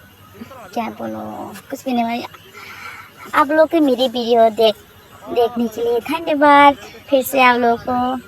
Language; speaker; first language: Hindi; non-native, local second language; Bodo